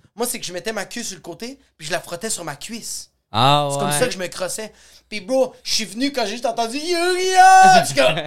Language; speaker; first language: French; native; French